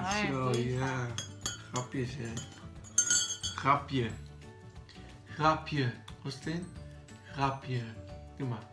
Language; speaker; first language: Dutch; native; Dutch